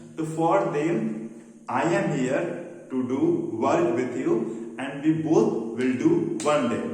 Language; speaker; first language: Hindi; non-native, local second language; Bhojpuri